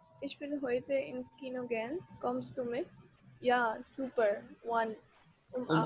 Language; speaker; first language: German; non-native, learner; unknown